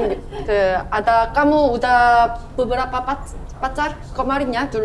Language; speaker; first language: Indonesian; non-native, learner; Korean